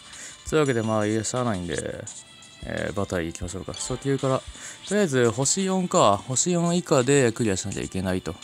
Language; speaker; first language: Japanese; native; Japanese